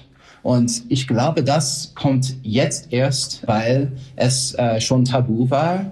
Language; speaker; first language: German; non-native, fluent; English